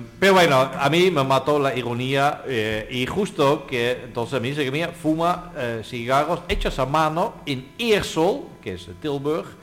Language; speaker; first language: Spanish; non-native, fluent; Dutch